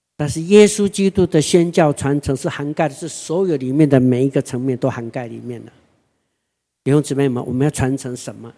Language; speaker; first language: Chinese; non-native, local second language; Hakka Chinese